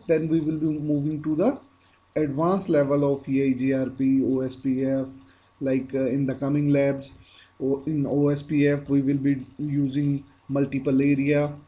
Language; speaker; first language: English; non-native, local second language; Hindi